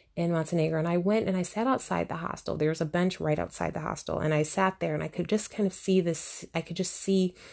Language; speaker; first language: English; native; English